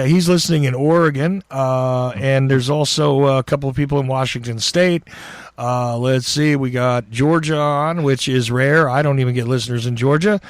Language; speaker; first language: English; native; English